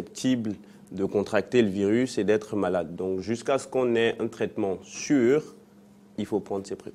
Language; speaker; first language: French; non-native, local second language; Fon